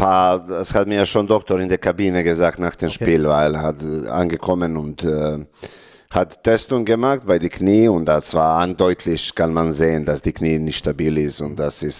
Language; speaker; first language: German; non-native, learner; Serbian